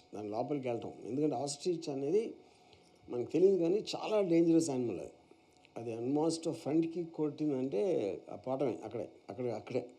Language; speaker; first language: Telugu; native; Telugu